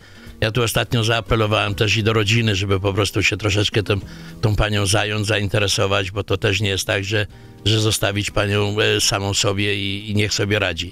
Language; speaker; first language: Polish; native; Polish